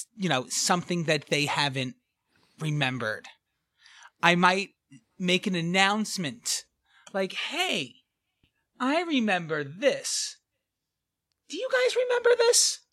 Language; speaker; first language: English; native; English